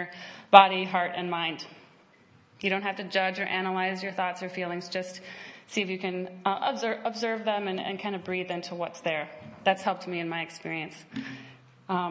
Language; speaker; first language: English; native; English